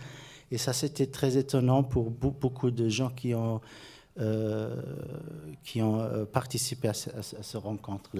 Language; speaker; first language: French; non-native, fluent; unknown